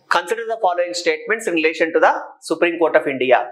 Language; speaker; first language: English; non-native, local second language; Telugu